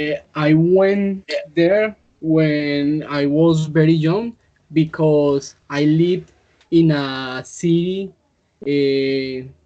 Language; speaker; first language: English; non-native, learner; Spanish